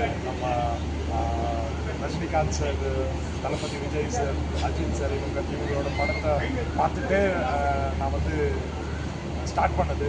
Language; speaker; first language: Tamil; non-native, local second language; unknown